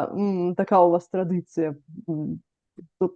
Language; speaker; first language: Ukrainian; non-native, fluent; Bulgarian